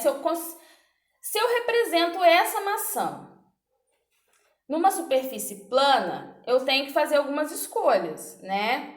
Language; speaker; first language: Portuguese; native; Portuguese